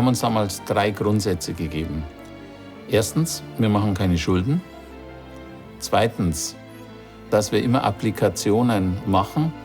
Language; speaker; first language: German; native; German